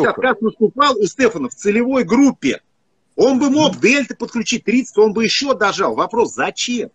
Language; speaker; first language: Russian; native; Russian